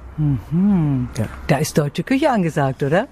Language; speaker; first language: German; native; German